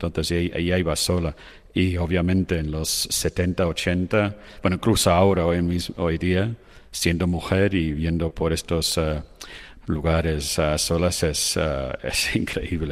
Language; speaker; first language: Spanish; non-native, fluent; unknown